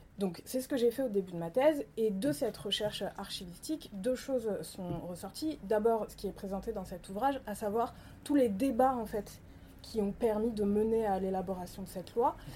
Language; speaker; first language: French; native; French